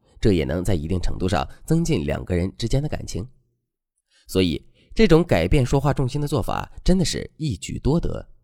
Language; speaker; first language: Chinese; native; Chinese